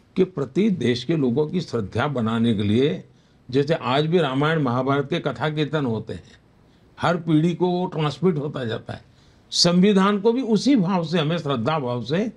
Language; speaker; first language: Hindi; non-native, local second language; Gujarati